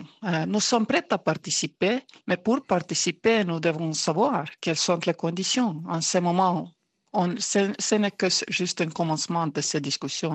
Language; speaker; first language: French; non-native, fluent; Estonian